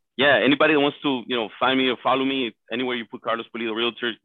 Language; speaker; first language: English; non-native, fluent; Spanish